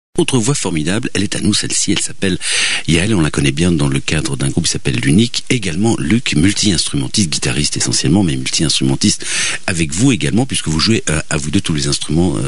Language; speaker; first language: French; native; French